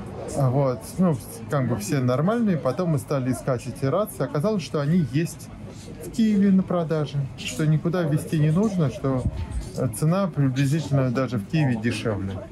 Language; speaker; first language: Russian; native; Russian